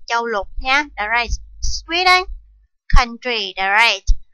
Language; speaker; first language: English; non-native, fluent; Vietnamese